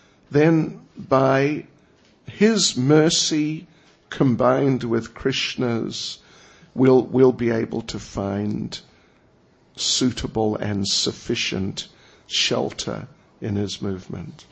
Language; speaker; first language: English; native; English